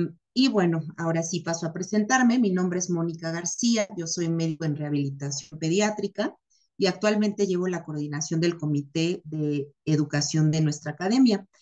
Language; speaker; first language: Spanish; native; Spanish